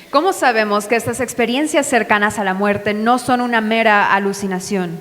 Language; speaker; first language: Spanish; native; Spanish